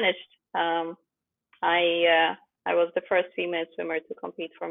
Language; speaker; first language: English; non-native, fluent; Ukrainian